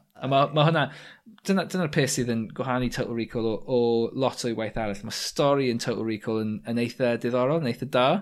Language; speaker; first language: Welsh; native; Welsh